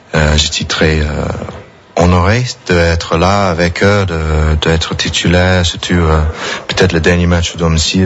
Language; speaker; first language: French; non-native, fluent; English